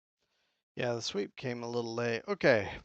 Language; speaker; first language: English; native; English